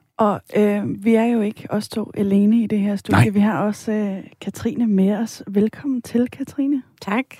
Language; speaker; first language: Danish; native; Danish